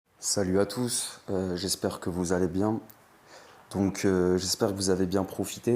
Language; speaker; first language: French; native; French